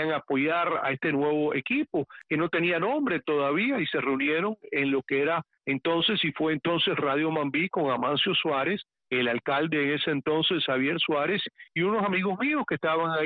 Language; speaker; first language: Spanish; early bilingual, heritage; Spanish